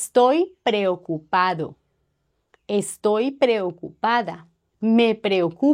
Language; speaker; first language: Spanish; non-native, fluent; French